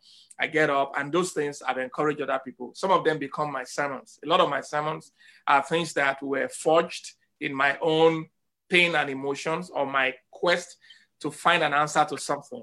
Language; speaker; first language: English; non-native, local second language; Yoruba